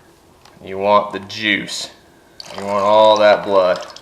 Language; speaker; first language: English; native; English